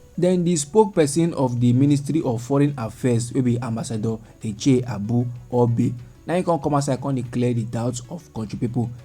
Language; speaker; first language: Nigerian Pidgin; native; Nigerian Pidgin